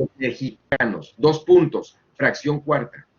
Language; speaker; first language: Spanish; native; Spanish